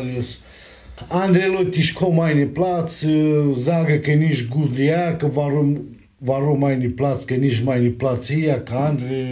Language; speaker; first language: German; non-native, learner; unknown